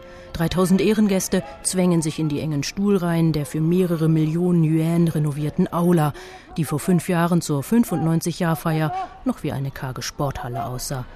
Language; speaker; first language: German; native; German